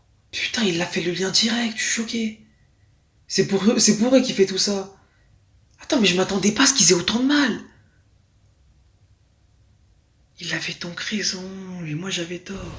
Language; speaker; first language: French; native; French